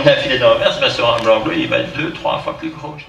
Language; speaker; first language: French; native; French